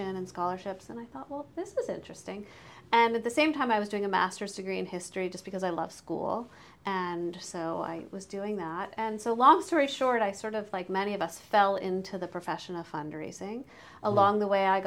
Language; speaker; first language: English; native; English